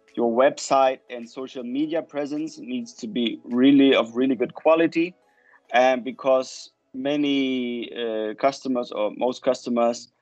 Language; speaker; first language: English; non-native, fluent; German